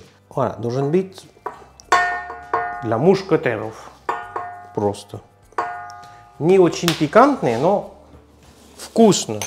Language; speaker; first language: Russian; non-native, learner; French